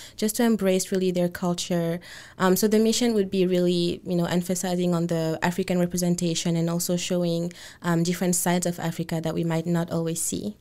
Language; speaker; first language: English; non-native, fluent; French